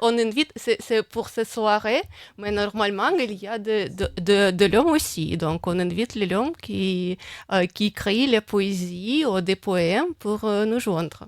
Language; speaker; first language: French; non-native, fluent; Russian